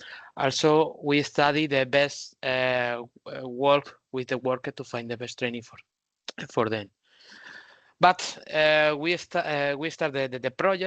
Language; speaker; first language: English; non-native, learner; Spanish